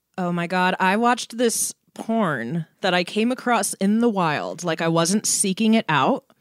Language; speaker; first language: English; native; English